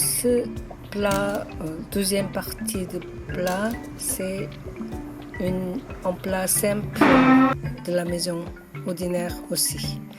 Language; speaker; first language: French; non-native, fluent; Korean